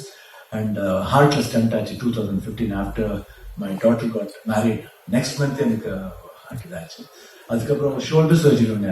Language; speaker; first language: Tamil; non-native, local second language; Kannada